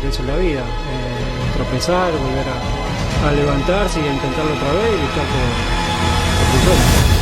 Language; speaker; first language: Spanish; native; Spanish